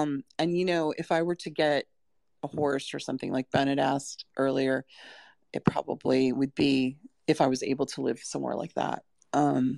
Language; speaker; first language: English; native; English